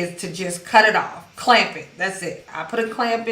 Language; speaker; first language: English; native; English